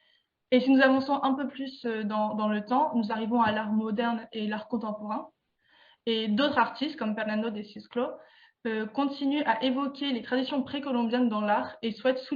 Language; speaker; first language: French; native; French